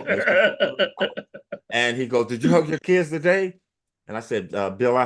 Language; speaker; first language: English; native; English